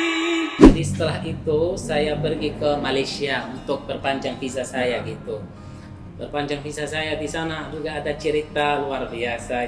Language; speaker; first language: Indonesian; non-native, fluent; Arabic